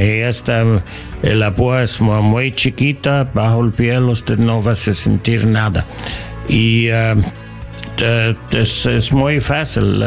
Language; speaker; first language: Spanish; non-native, learner; English